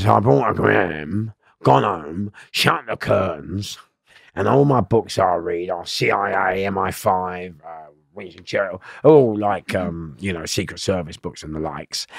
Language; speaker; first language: English; native; English